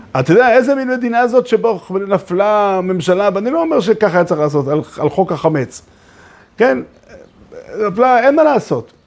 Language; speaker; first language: Hebrew; native; Hebrew